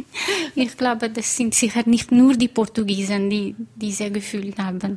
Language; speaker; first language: German; non-native, fluent; Portuguese